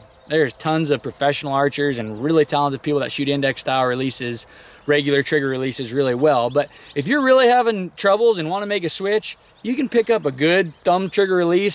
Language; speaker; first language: English; native; English